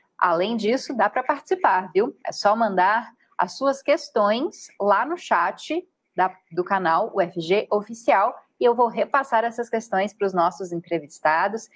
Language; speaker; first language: Portuguese; native; Portuguese